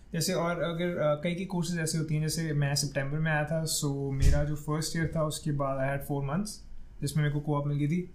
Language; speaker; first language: Hindi; non-native, local second language; Punjabi